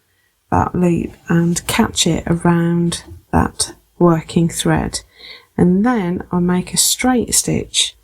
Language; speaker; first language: English; native; English